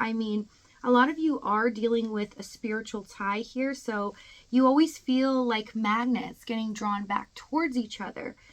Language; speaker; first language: English; native; English